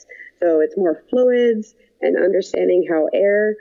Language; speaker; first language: English; native; English